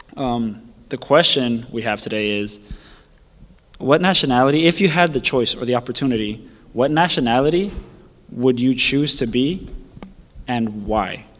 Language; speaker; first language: English; early bilingual, other home language; Spanish